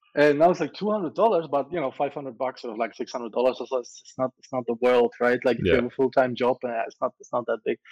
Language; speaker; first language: English; non-native, fluent; German